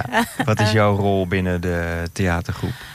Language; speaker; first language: Dutch; native; Dutch